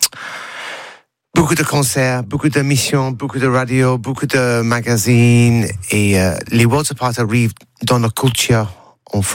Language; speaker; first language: French; non-native, learner; English